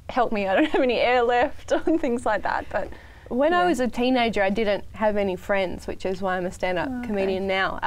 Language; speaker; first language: English; native; English